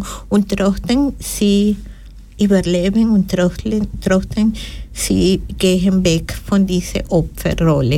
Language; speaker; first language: German; non-native, fluent; Spanish